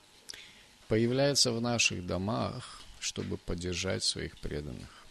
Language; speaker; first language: Russian; native; Russian